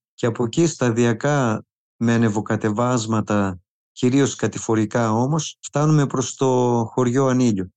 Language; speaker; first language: Greek; native; Greek